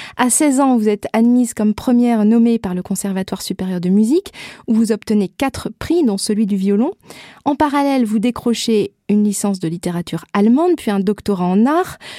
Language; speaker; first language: French; native; French